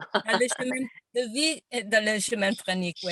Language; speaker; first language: French; non-native, learner; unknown